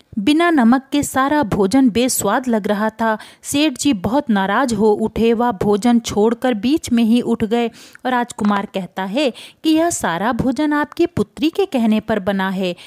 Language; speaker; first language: Hindi; native; Hindi